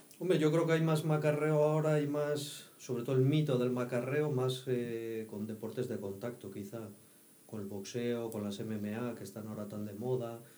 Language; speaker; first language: Spanish; native; Spanish